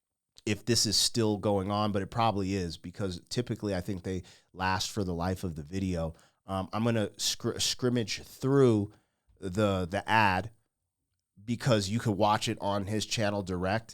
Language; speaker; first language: English; native; English